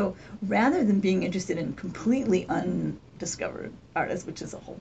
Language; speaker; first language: English; native; English